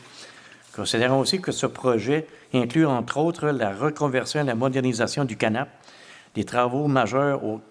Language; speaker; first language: French; native; French